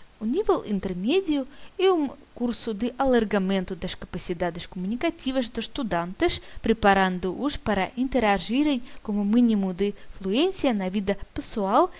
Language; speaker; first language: Portuguese; non-native, fluent; Russian